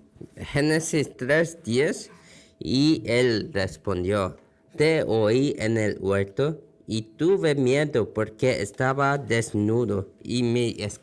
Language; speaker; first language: Spanish; non-native, fluent; Korean